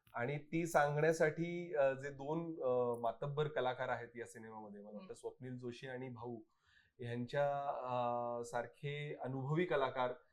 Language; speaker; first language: Marathi; native; Marathi